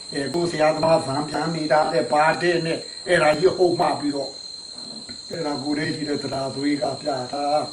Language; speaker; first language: Burmese; native; Burmese